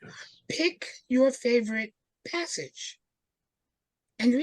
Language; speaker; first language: English; native; English